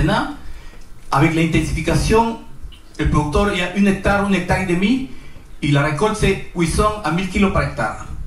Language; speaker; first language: French; non-native, learner; Spanish